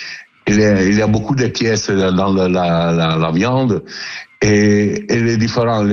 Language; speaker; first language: French; non-native, learner; Italian